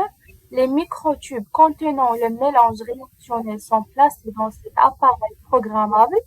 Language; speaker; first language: French; non-native, local second language; Arabic